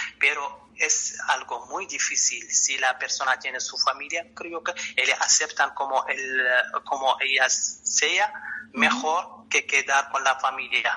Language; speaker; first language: Spanish; non-native, learner; Arabic